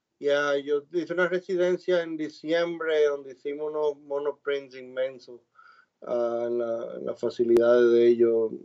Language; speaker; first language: Spanish; native; Spanish